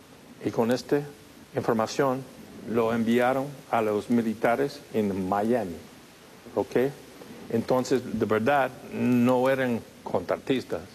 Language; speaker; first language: Spanish; non-native, fluent; English